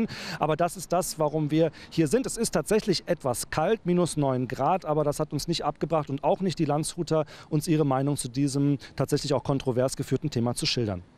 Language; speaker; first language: German; native; German